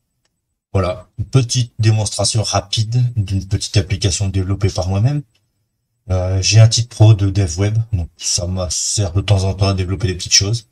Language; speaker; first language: French; native; French